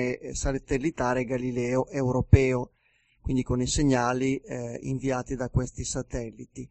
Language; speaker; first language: Italian; native; Italian